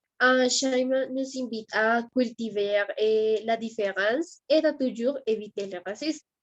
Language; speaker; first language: French; non-native, learner; Spanish